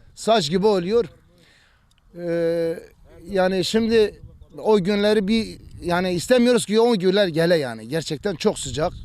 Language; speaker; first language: Turkish; non-native, local second language; Kurdish